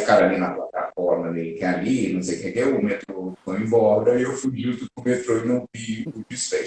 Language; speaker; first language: Portuguese; native; Portuguese